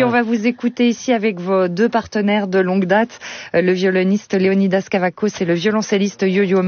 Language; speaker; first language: French; native; French